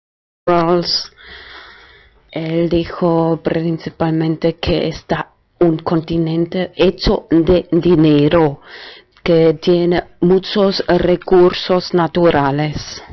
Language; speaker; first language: Spanish; non-native, fluent; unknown